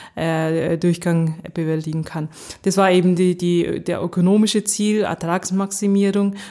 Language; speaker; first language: German; early bilingual, heritage; Japanese